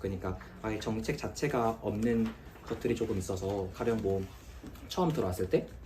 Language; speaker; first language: Korean; native; Korean